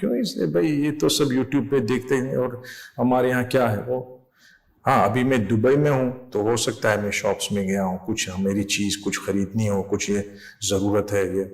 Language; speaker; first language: Urdu; non-native, fluent; English